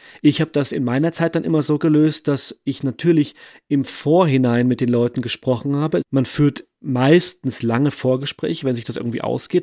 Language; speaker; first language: German; native; German